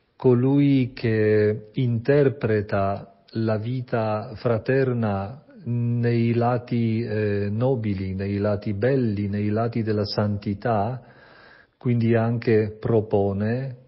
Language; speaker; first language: Italian; non-native, fluent; Polish